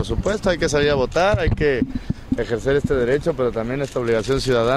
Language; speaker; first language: Spanish; native; Spanish